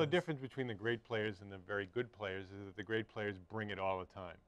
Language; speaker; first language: English; native; English